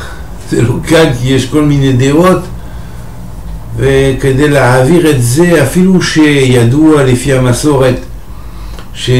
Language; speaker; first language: Hebrew; non-native, fluent; French